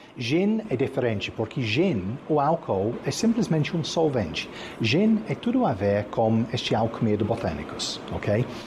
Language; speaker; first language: Portuguese; non-native, fluent; English